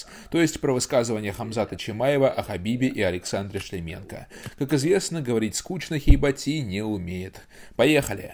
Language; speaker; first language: Russian; native; Russian